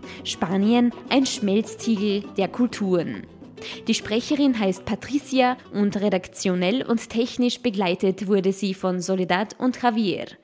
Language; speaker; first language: German; native; German